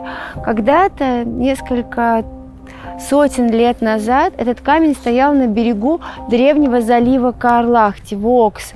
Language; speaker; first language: Russian; native; Russian